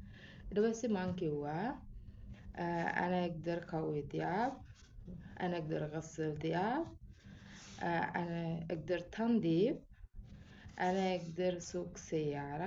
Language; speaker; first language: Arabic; non-native, learner; Sinhala